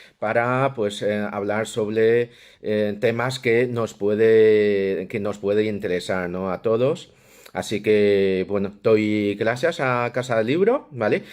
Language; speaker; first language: Spanish; non-native, fluent; Chinese